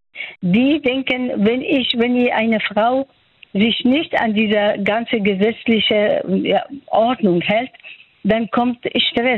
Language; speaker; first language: German; non-native, fluent; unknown